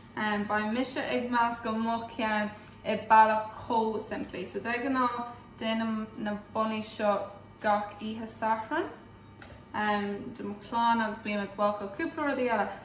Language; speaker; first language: Irish; non-native, local second language; English